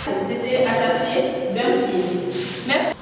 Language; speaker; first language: French; non-native, fluent; Ukrainian